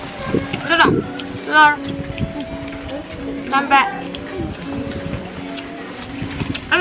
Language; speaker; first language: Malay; non-native, local second language; Javanese